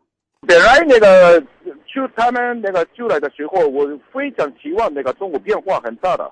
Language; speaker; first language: Chinese; non-native, learner; Japanese